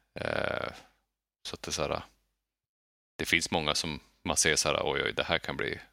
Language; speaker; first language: Swedish; native; Swedish